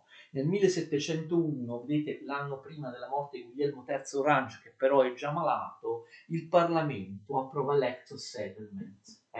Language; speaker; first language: Italian; native; Italian